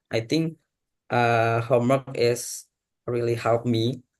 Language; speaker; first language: English; non-native, learner; Indonesian